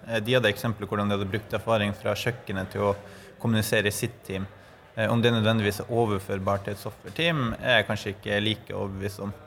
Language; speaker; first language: Norwegian; native; Norwegian